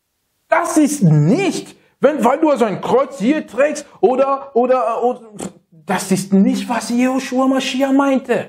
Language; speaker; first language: German; non-native, fluent; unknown